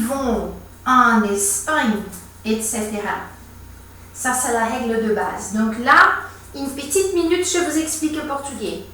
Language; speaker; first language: French; non-native, fluent; Portuguese